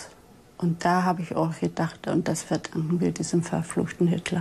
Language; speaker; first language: German; native; German